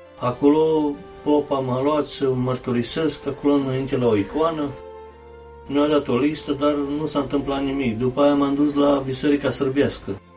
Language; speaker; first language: Romanian; native; Romanian